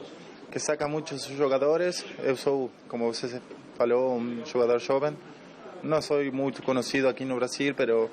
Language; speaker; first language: Portuguese; non-native, learner; Spanish